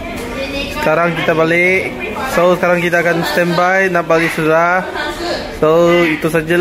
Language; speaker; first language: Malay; non-native, local second language; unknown